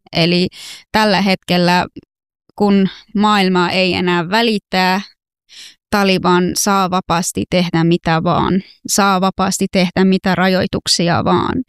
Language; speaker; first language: Finnish; non-native, fluent; Persian